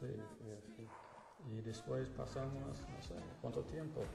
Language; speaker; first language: Spanish; non-native, fluent; English